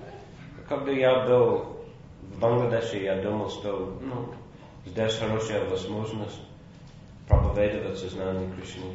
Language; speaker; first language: Russian; non-native, fluent; English